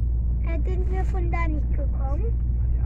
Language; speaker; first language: German; native; German